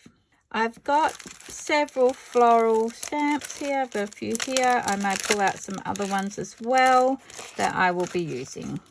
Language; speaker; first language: English; native; English